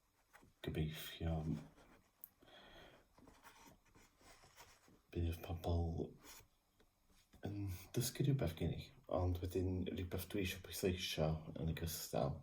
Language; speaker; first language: Welsh; non-native, local second language; English